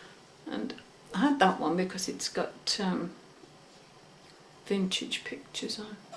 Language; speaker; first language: English; native; English